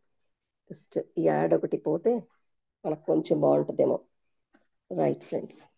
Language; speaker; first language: Telugu; native; Telugu